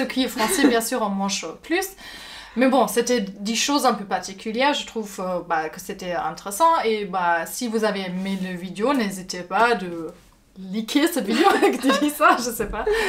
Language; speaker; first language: French; non-native, fluent; German